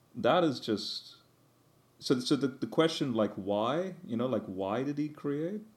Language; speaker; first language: English; early bilingual, heritage; English